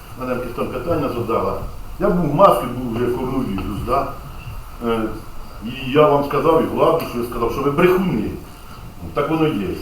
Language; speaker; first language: Ukrainian; native; Ukrainian